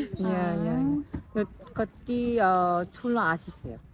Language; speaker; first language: Nepali; non-native, learner; Korean